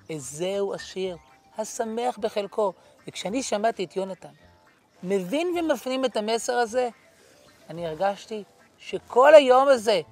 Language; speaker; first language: Hebrew; native; Hebrew